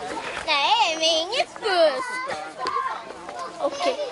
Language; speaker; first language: Swedish; early bilingual, other home language; Achinese